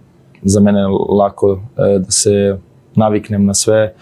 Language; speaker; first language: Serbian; early bilingual, heritage; Serbian